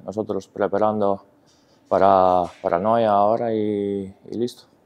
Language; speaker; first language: Spanish; non-native, learner; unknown